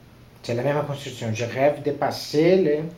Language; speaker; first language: French; non-native, learner; Portuguese